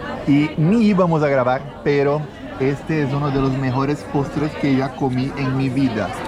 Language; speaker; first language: Spanish; non-native, fluent; Portuguese